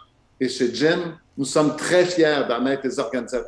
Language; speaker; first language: French; native; French